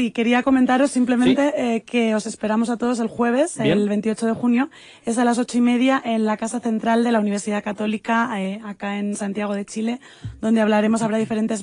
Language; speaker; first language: Spanish; native; Spanish